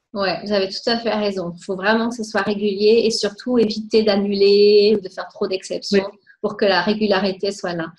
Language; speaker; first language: French; native; French